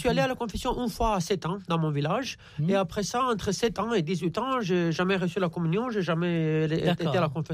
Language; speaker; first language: French; non-native, fluent; Romanian